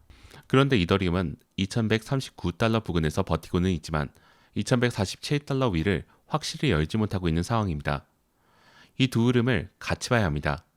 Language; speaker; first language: Korean; native; Korean